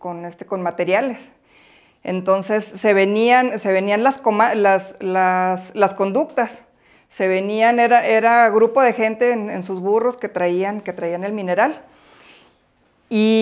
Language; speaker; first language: Spanish; native; Spanish